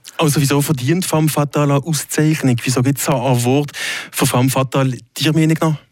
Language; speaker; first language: German; native; German